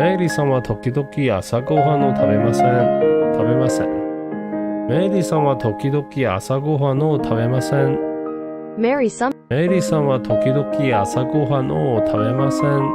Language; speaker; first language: Japanese; non-native, learner; English